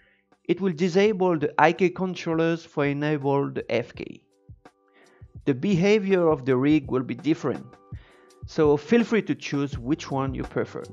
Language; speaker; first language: English; non-native, fluent; French